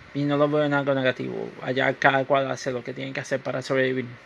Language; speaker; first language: Spanish; native; Spanish